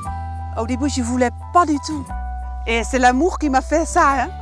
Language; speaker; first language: French; non-native, fluent; Dutch